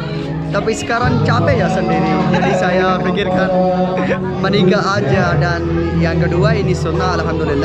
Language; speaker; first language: Indonesian; non-native, learner; Urdu